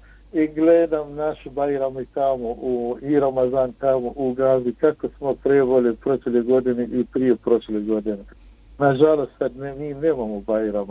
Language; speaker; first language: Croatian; non-native, fluent; Arabic